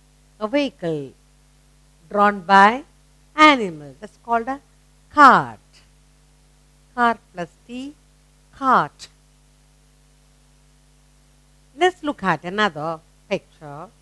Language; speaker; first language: English; non-native, local second language; Tamil